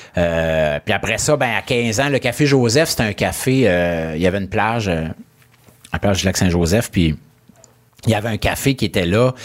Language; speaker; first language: French; native; French